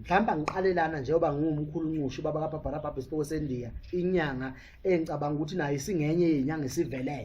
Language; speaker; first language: Zulu; native; Zulu